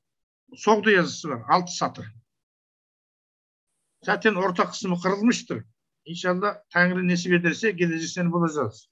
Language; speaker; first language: Turkish; non-native, learner; Kazakh